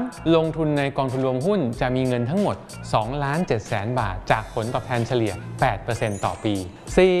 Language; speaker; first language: Thai; native; Thai